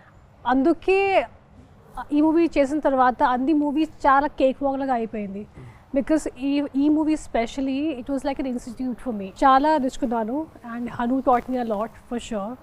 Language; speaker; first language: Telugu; non-native, local second language; Hindi